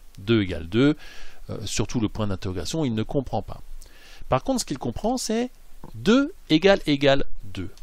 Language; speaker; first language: French; native; French